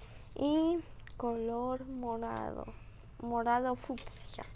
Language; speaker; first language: Spanish; native; Spanish